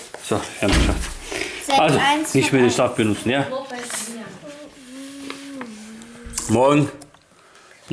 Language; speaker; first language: German; native; German